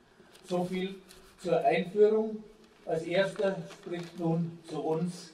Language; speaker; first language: German; native; German